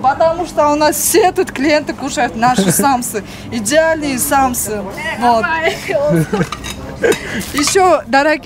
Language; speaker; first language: Russian; non-native, local second language; Kyrgyz